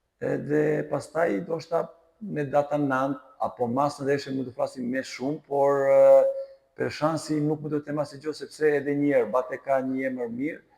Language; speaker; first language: Albanian; non-native, fluent; Serbian